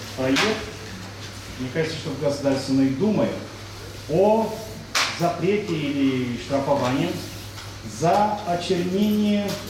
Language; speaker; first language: Russian; non-native, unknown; Portuguese